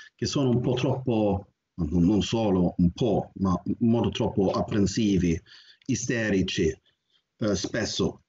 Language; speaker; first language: Italian; non-native, fluent; Norwegian